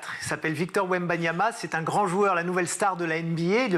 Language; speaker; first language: French; native; French